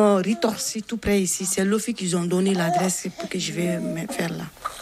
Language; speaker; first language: French; non-native, learner; Bambara